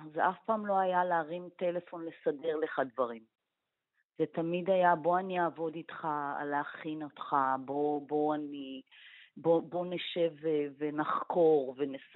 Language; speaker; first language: Hebrew; native; Hebrew